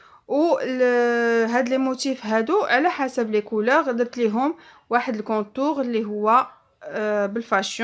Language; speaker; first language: Arabic; native; Arabic